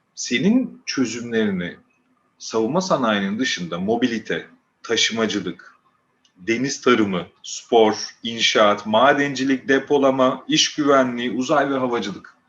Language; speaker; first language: Turkish; native; Turkish